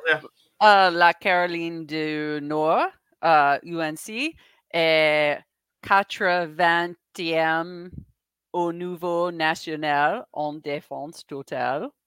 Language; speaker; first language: French; non-native, learner; English